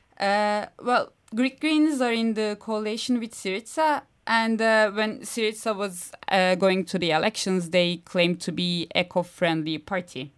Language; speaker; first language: English; non-native, fluent; Turkish